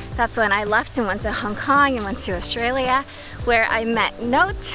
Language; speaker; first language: English; native; English